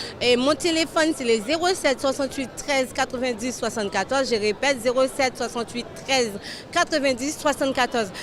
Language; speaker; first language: French; non-native, local second language; Haitian Creole